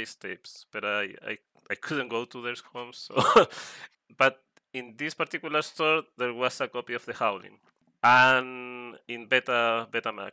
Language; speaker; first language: English; non-native, fluent; Spanish